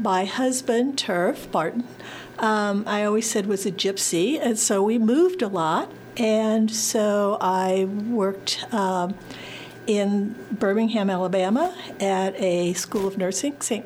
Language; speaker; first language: English; native; English